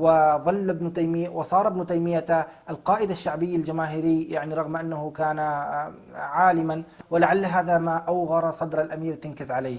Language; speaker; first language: Arabic; native; Arabic